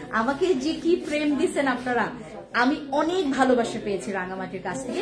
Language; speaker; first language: Bangla; non-native, local second language; Khasi